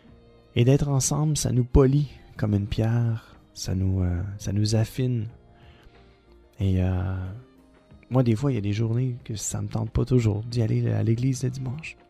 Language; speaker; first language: French; native; French